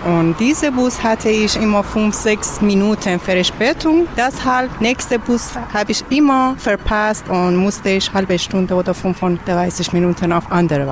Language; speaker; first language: German; non-native, learner; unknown